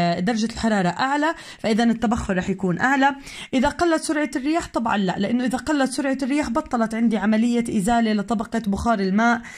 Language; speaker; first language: Arabic; native; Arabic